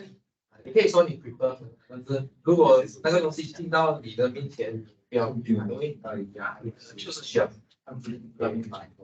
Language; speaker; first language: Chinese; native; Chinese